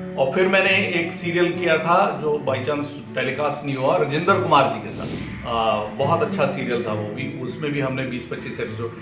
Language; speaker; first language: Hindi; native; Hindi